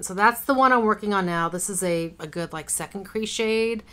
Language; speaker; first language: English; native; English